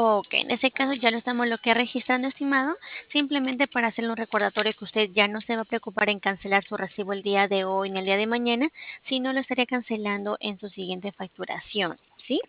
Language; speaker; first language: Spanish; native; Spanish